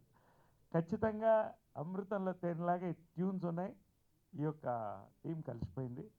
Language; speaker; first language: Telugu; native; Telugu